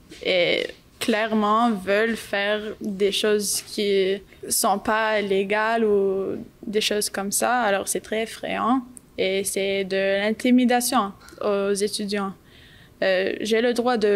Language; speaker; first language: French; non-native, local second language; English